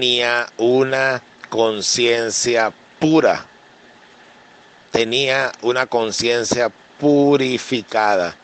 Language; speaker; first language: Spanish; native; Spanish